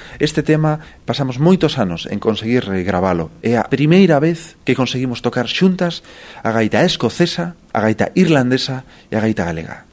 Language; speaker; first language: Galician; native; Galician